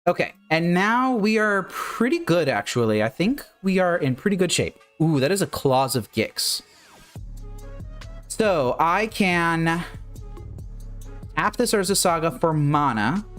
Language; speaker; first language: English; native; English